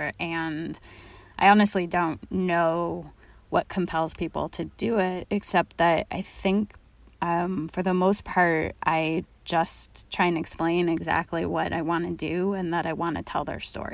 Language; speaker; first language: English; native; English